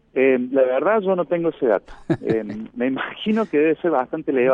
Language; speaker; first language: Spanish; native; Spanish